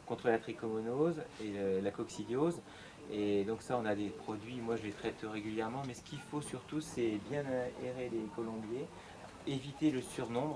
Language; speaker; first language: French; native; French